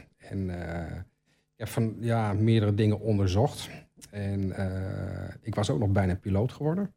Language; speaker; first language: Dutch; native; Dutch